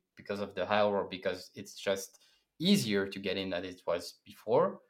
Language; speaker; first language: English; non-native, fluent; French